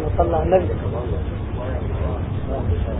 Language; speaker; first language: Arabic; native; Arabic